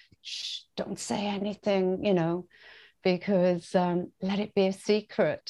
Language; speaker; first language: English; native; English